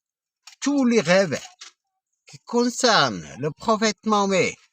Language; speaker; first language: French; non-native, fluent; Arabic